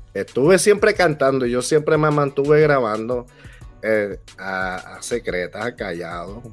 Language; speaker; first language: Spanish; native; Spanish